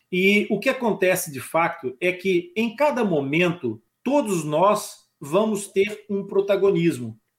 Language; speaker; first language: Portuguese; native; Portuguese